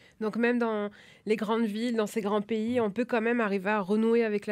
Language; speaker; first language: French; native; French